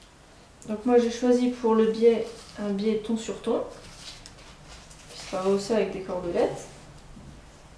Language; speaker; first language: French; native; French